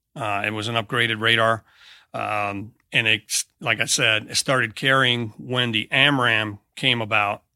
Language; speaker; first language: English; native; English